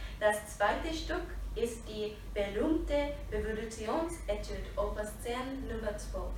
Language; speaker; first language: German; non-native, fluent; Japanese